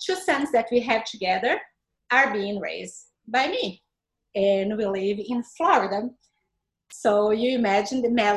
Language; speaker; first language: English; non-native, fluent; Portuguese